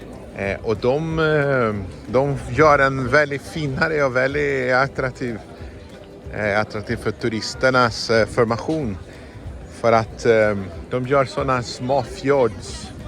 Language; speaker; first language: Swedish; non-native, fluent; Portuguese